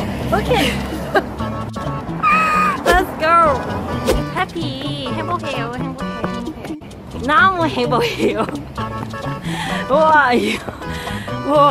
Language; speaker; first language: Korean; non-native, learner; Cantonese